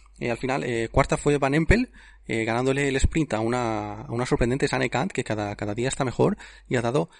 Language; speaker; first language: Spanish; native; Spanish